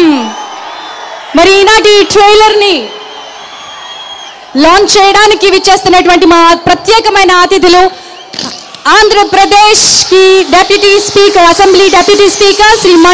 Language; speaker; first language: Telugu; native; Telugu